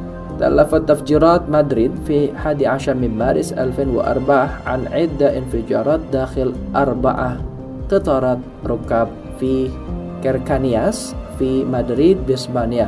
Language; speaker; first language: Arabic; non-native, fluent; Indonesian